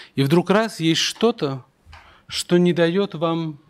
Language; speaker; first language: Russian; native; Russian